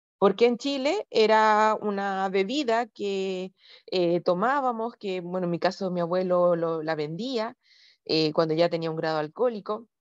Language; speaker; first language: Spanish; native; Spanish